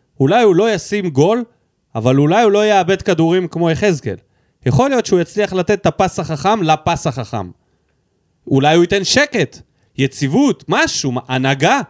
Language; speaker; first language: Hebrew; early bilingual, other home language; Russian